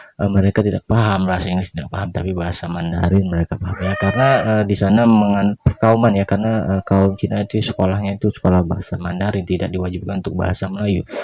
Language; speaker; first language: Indonesian; native; Indonesian